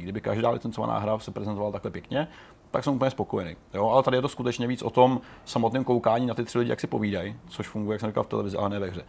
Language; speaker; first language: Czech; native; Czech